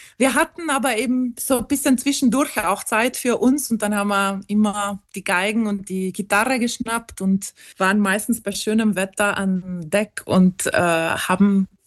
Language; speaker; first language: German; non-native, local second language; Ladin